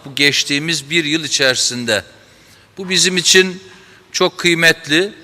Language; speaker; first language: Turkish; native; Turkish